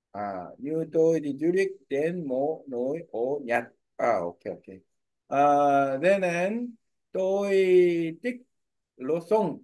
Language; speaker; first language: Vietnamese; non-native, learner; Korean